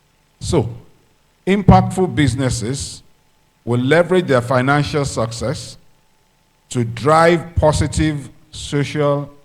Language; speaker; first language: English; non-native, local second language; Yoruba